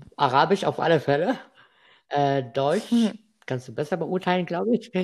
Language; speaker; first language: German; non-native, fluent; Arabic